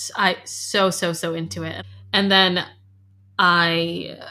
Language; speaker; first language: English; native; English